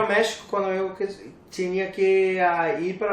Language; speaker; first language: Portuguese; non-native, learner; English